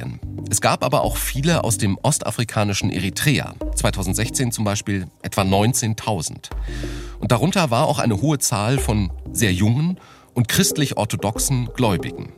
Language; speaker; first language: German; native; German